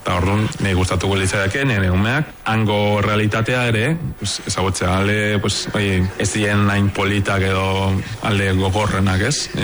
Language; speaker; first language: Basque; non-native, fluent; Spanish